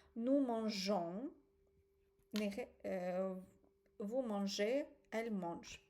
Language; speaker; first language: French; non-native, fluent; Ukrainian